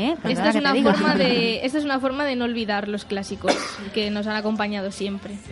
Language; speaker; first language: Spanish; native; Spanish